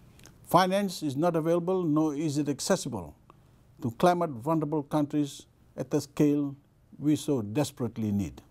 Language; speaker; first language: English; non-native, local second language; Fijian